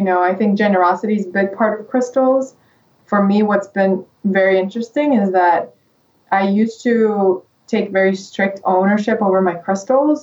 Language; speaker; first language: English; non-native, fluent; Russian